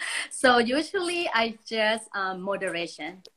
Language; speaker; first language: English; non-native, fluent; Thai